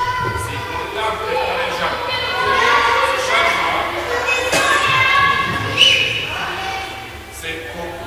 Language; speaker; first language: French; non-native, learner; Serbian